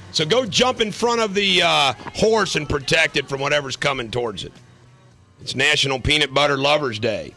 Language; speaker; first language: English; native; English